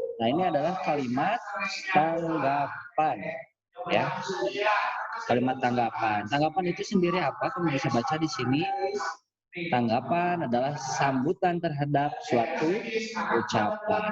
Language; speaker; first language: Indonesian; native; Indonesian